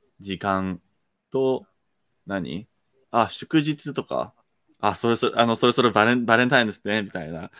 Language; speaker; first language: Japanese; non-native, fluent; English